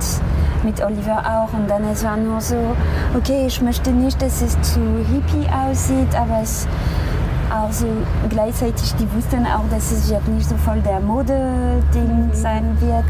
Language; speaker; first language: German; non-native, fluent; French